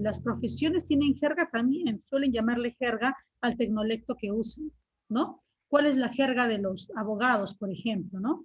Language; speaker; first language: Spanish; native; Spanish